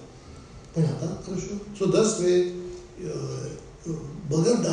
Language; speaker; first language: Russian; non-native, learner; Tibetan